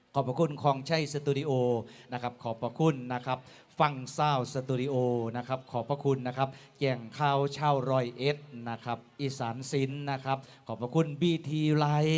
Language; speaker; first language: Thai; native; Thai